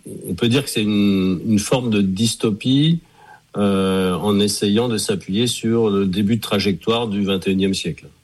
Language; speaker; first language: French; native; French